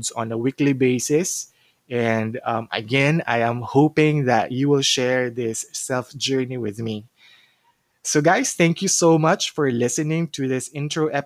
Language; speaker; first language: English; non-native, local second language; Cebuano